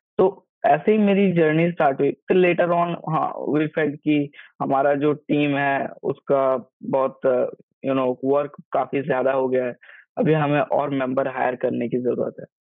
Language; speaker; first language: Hindi; native; Hindi